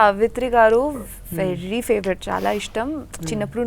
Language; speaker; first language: Telugu; non-native, learner; Bangla